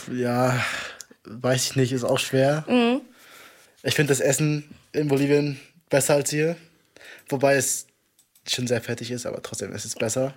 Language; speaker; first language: German; native; German